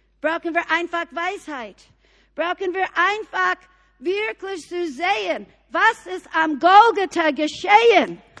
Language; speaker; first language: German; non-native, fluent; English